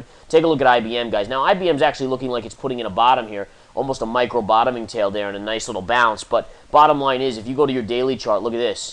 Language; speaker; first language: English; native; English